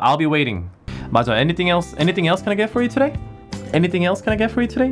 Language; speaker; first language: English; early bilingual, other home language; Korean